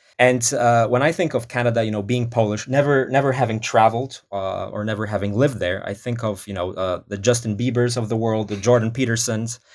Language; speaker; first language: English; non-native, fluent; Polish